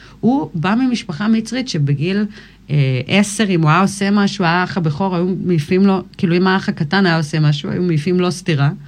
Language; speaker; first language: Hebrew; early bilingual, other home language; English